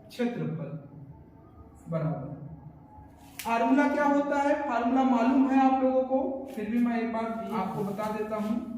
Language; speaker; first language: Hindi; native; Hindi